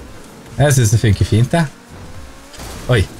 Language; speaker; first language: Norwegian; native; Norwegian